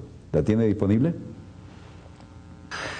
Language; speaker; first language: Spanish; native; Spanish